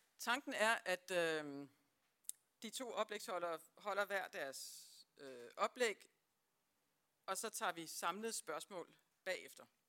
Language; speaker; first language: Danish; native; Danish